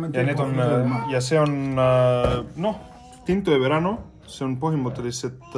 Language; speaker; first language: Estonian; non-native, learner; Spanish